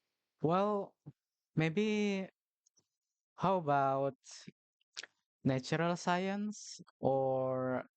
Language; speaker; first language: English; non-native, learner; Indonesian